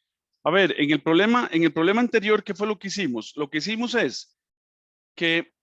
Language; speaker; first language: Spanish; native; Spanish